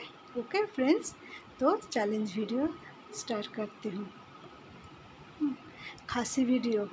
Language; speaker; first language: Hindi; non-native, local second language; Assamese